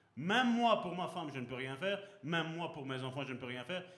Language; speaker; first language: French; native; French